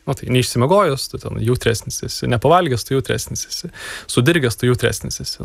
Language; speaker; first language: Lithuanian; native; Lithuanian